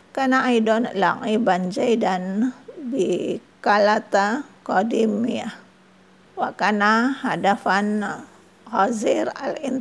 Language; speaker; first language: Arabic; non-native, fluent; Indonesian